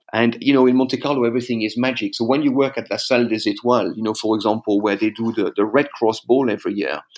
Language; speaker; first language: English; non-native, fluent; French